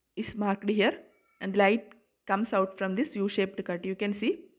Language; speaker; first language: English; non-native, local second language; Malayalam